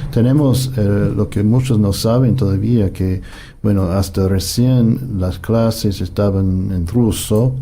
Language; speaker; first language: Spanish; non-native, fluent; English